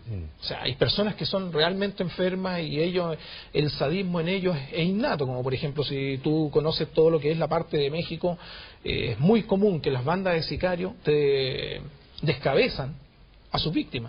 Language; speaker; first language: Spanish; native; Spanish